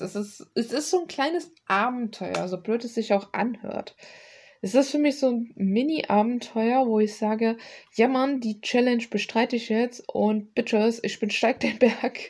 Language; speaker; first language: German; native; German